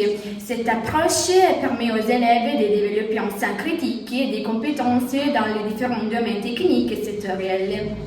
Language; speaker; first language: French; non-native, learner; Italian